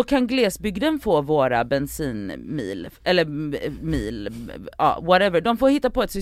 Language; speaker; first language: Swedish; native; Swedish